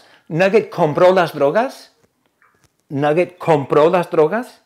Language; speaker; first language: Spanish; non-native, fluent; English